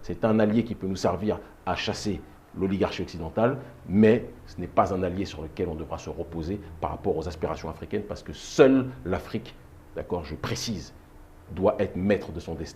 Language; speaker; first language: French; native; French